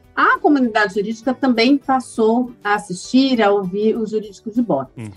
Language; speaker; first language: Portuguese; native; Portuguese